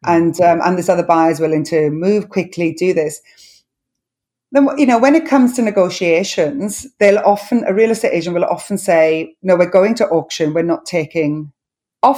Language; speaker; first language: English; non-native, local second language; Welsh